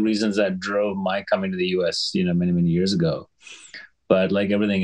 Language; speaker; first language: English; non-native, local second language; Sinhala